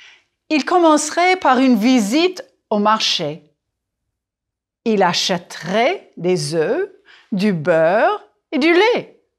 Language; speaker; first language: French; non-native, fluent; English